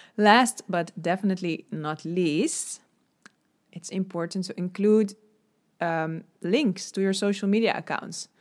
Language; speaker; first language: English; non-native, fluent; Dutch